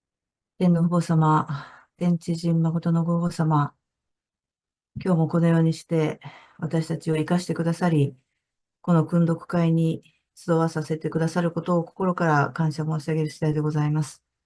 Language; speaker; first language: Japanese; native; Japanese